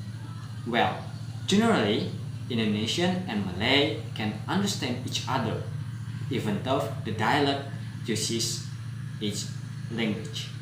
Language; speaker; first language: English; non-native, learner; Indonesian